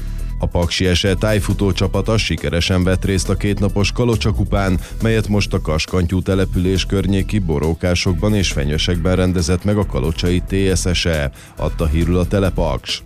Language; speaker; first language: Hungarian; native; Hungarian